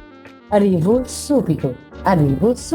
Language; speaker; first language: Italian; non-native, learner; Arabic